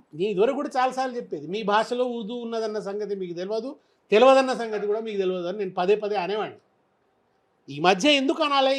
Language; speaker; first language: Telugu; native; Telugu